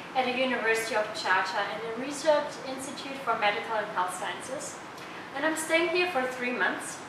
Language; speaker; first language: English; non-native, fluent; German